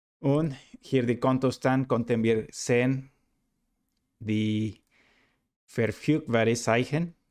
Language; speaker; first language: German; non-native, learner; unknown